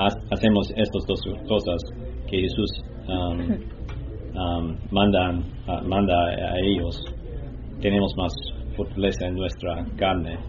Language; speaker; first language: Spanish; non-native, learner; English